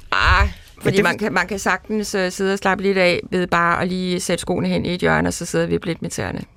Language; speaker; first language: Danish; native; Danish